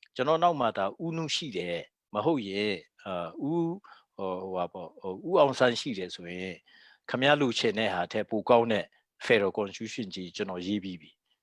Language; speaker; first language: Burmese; non-native, local second language; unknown